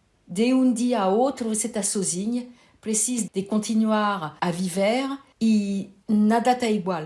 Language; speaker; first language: Portuguese; early bilingual, heritage; Portuguese